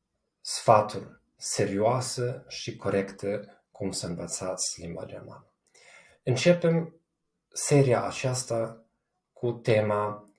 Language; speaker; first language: Romanian; non-native, fluent; German